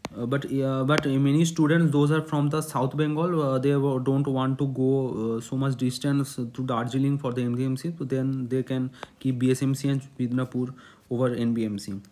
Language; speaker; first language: English; non-native, local second language; Bangla